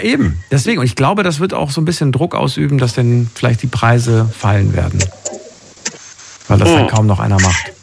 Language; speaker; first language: German; native; German